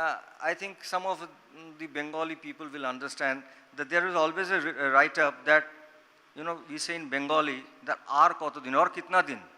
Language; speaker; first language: English; non-native, local second language; Bangla